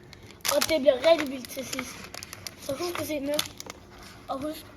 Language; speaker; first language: Danish; native; Danish